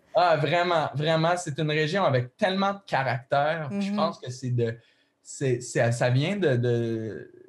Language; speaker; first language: French; native; French